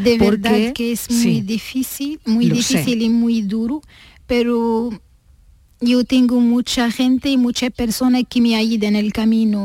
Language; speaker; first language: Spanish; non-native, learner; Arabic